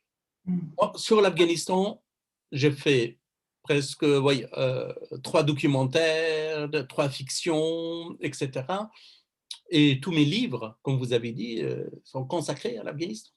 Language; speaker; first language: French; non-native, fluent; Persian